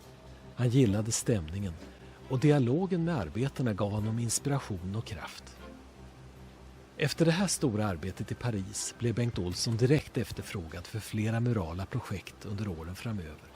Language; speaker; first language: Swedish; native; Swedish